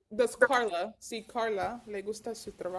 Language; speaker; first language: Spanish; early bilingual, heritage; Spanish